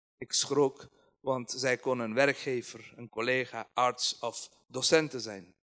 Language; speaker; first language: Dutch; non-native, fluent; Persian